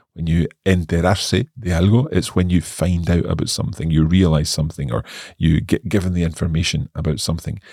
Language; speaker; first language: English; native; English